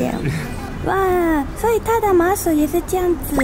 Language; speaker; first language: Chinese; non-native, fluent; Japanese